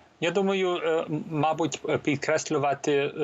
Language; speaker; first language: Ukrainian; early bilingual, heritage; Ukrainian